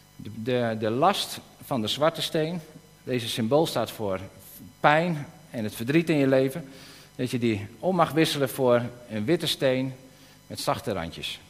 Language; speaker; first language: Dutch; native; Dutch